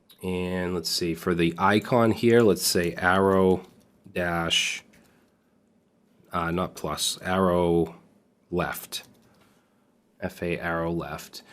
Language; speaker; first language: English; native; English